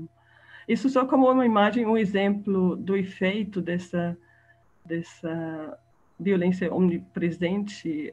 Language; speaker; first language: Portuguese; non-native, fluent; German